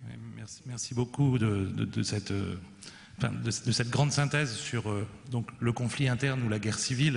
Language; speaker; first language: French; native; French